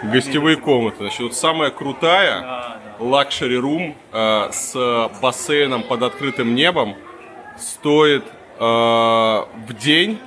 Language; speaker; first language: Russian; native; Russian